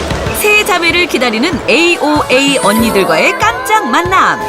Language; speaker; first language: Korean; native; Korean